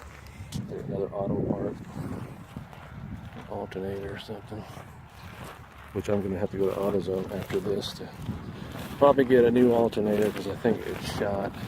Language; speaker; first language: English; native; English